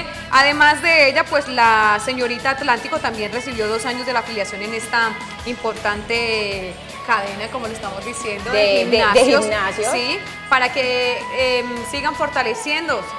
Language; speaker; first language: Spanish; native; Spanish